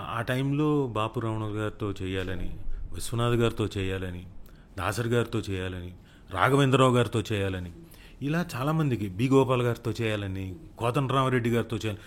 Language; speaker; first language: Telugu; native; Telugu